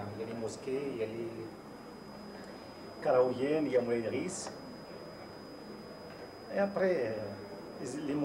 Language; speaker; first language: French; non-native, local second language; Arabic